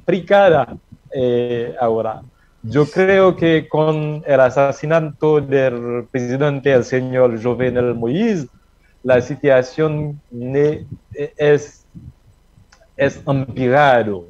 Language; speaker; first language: Spanish; non-native, learner; Haitian Creole